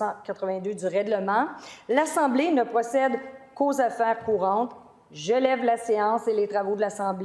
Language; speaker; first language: French; native; French